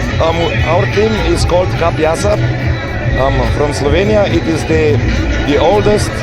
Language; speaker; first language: English; non-native, fluent; Slovenian